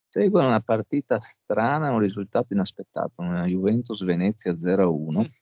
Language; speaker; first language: Italian; native; Italian